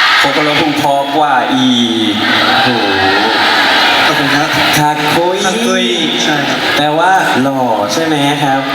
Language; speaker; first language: Thai; native; Thai